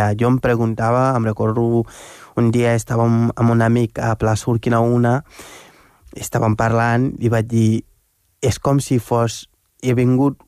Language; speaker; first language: Catalan; non-native, fluent; Wolof